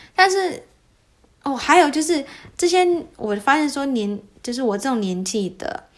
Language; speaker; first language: Chinese; early bilingual, heritage; Chinese